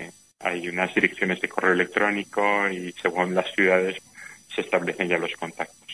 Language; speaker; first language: Spanish; native; Spanish